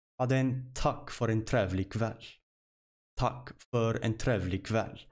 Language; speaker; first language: Swedish; non-native, fluent; Arabic